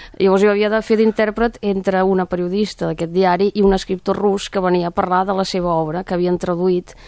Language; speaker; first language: Catalan; non-native, fluent; Russian